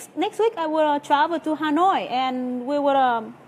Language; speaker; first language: English; non-native, fluent; Vietnamese